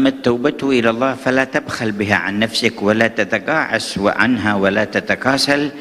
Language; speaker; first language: Arabic; native; Arabic